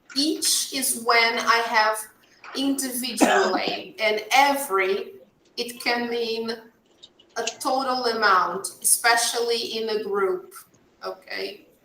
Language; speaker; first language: English; non-native, fluent; Portuguese